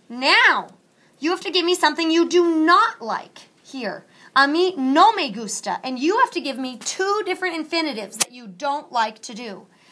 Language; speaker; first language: English; native; English